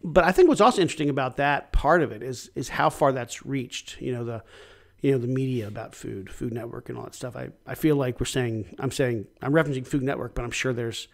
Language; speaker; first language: English; native; English